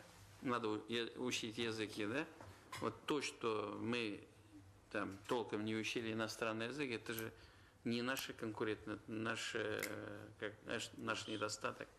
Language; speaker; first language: Russian; non-native, local second language; Tatar